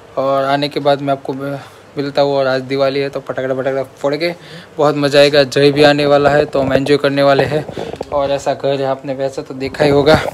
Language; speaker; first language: Hindi; non-native, local second language; Gujarati